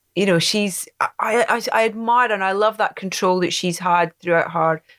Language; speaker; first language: English; native; English